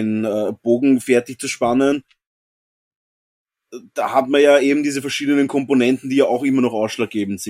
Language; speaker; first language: German; native; German